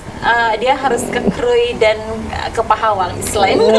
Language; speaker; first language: Indonesian; native; Indonesian